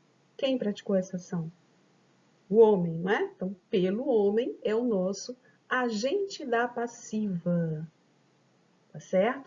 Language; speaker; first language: Portuguese; native; Portuguese